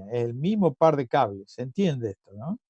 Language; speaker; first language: Spanish; native; Spanish